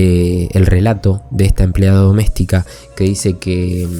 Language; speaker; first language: Spanish; native; Spanish